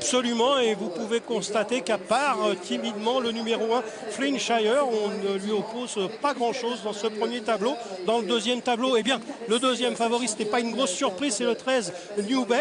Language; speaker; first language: French; native; French